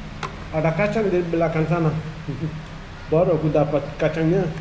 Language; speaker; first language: Indonesian; non-native, learner; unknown